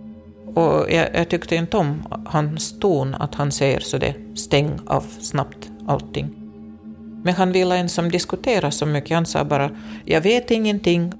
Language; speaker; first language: Swedish; non-native, fluent; Russian